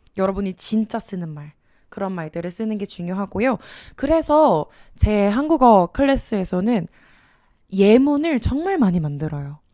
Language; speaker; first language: Korean; native; Korean